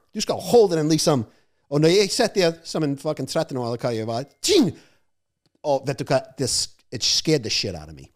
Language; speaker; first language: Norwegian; non-native, fluent; English